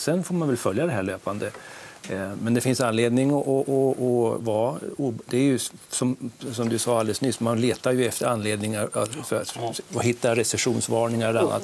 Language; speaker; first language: Swedish; native; Swedish